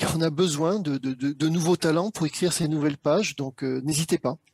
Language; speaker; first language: French; native; French